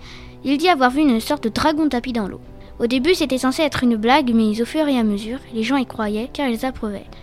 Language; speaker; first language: French; native; French